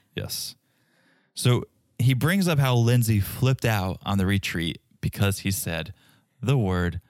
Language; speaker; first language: English; native; English